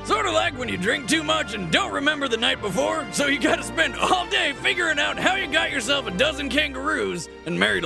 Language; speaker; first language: English; native; English